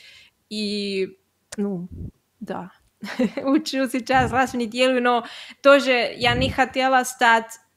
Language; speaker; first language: Russian; non-native, learner; Catalan